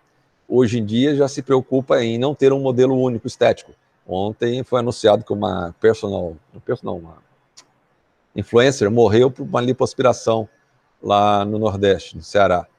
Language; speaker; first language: Portuguese; native; Portuguese